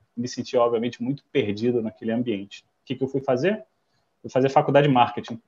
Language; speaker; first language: Portuguese; non-native, fluent; English